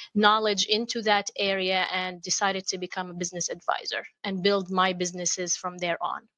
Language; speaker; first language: English; non-native, fluent; Arabic